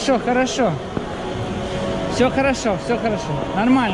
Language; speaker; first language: Russian; native; Russian